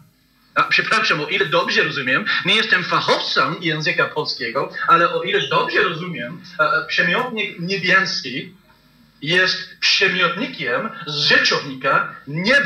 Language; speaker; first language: Polish; non-native, learner; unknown